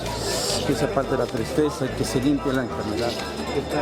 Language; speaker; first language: Spanish; native; Spanish